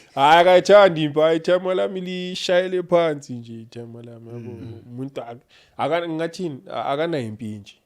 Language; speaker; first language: Zulu; native; Zulu